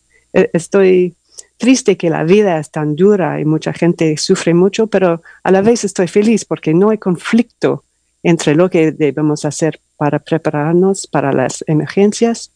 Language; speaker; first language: Spanish; non-native, learner; English